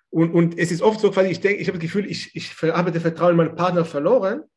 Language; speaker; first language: German; non-native, fluent; Hebrew